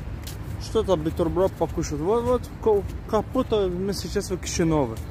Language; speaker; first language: Russian; non-native, learner; Azerbaijani